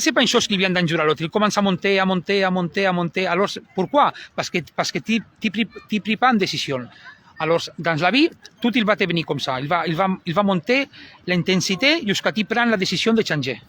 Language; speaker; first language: French; non-native, learner; Spanish